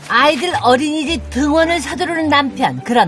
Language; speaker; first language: Korean; native; Korean